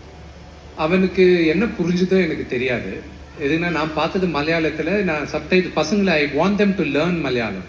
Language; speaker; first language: Tamil; non-native, local second language; Telugu